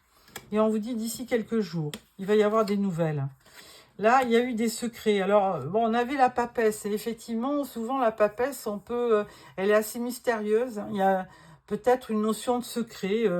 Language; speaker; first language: French; native; French